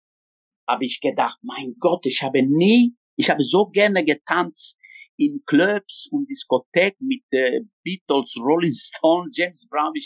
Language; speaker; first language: German; non-native, fluent; Italian